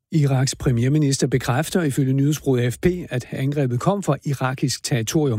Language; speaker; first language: Danish; native; Danish